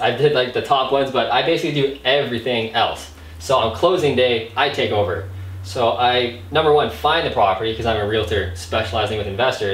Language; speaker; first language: English; native; English